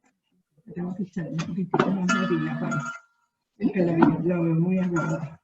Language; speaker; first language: Spanish; native; Spanish